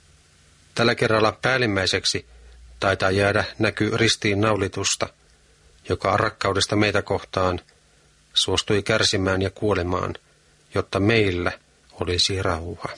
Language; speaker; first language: Finnish; native; Finnish